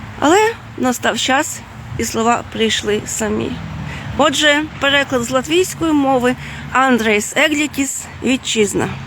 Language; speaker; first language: Ukrainian; non-native, fluent; Lithuanian